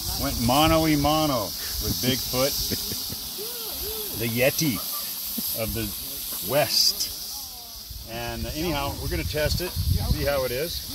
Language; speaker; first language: English; native; English